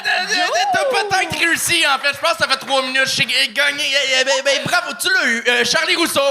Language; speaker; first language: French; native; French